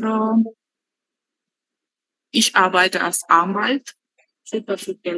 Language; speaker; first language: German; non-native, learner; Spanish